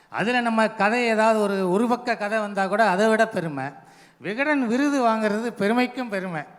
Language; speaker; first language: Tamil; native; Tamil